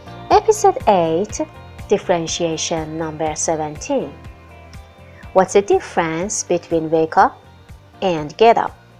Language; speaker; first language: English; non-native, fluent; Persian